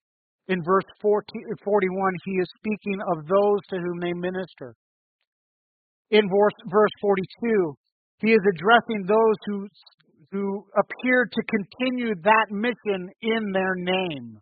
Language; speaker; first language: English; native; English